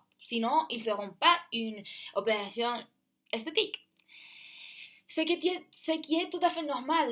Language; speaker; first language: French; non-native, learner; Spanish